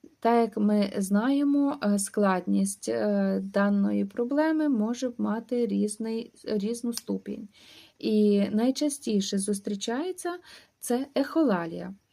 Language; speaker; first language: Ukrainian; native; Ukrainian